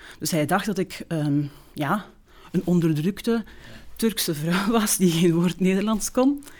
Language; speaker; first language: Dutch; early bilingual, other home language; Turkish